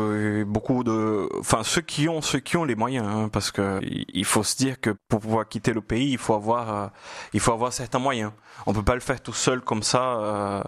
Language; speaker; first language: French; non-native, fluent; Portuguese